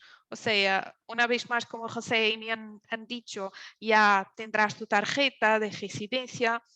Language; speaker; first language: Spanish; non-native, fluent; Portuguese